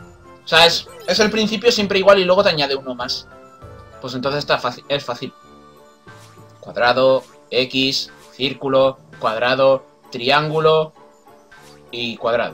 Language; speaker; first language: Spanish; native; Spanish